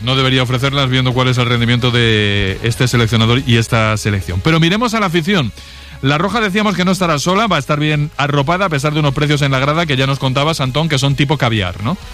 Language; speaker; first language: Spanish; native; Spanish